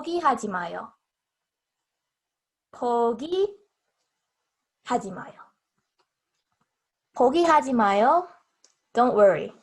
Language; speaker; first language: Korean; non-native, learner; English